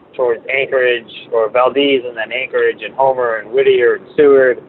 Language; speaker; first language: English; native; English